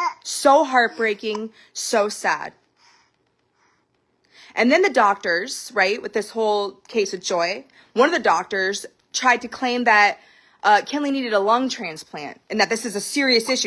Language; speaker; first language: English; native; English